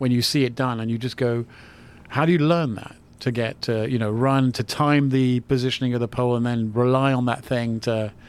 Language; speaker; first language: English; non-native, local second language; French